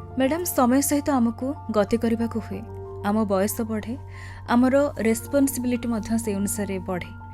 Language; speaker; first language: Odia; native; Odia